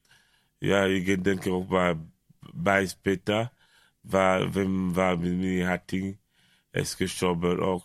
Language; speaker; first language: German; non-native, learner; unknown